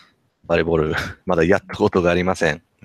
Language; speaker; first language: Japanese; non-native, learner; English